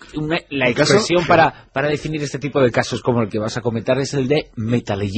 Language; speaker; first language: Spanish; native; Spanish